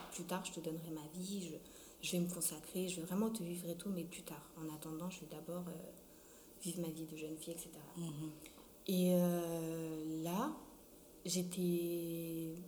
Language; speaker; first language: French; early bilingual, other home language; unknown